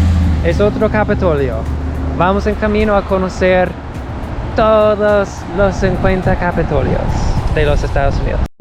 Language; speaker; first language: Spanish; non-native, fluent; English